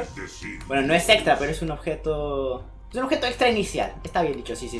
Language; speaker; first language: Spanish; native; Spanish